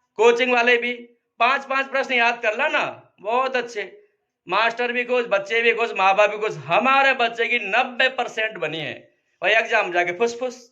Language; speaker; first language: Hindi; native; Hindi